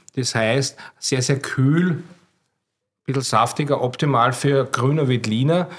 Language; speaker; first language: German; native; German